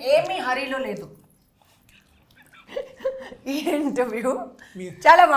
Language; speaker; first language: Telugu; non-native, learner; Hindi